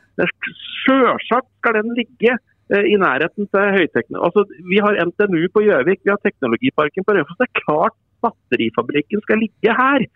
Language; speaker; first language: Norwegian; native; Norwegian